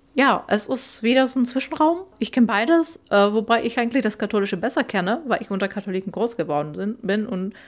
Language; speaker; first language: German; non-native, fluent; Czech